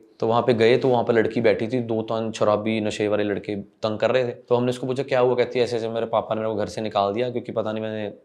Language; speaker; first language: Hindi; non-native, local second language; Punjabi